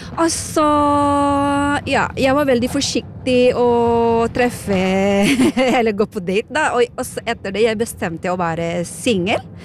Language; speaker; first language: Norwegian; non-native, fluent; Filipino